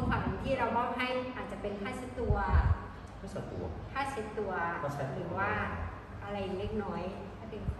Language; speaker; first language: Thai; native; Thai